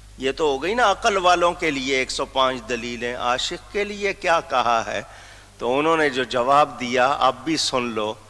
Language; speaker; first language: Urdu; native; Urdu